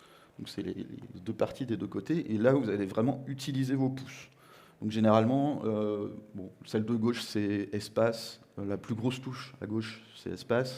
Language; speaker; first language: French; native; French